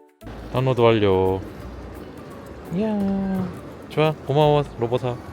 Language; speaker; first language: Korean; native; Korean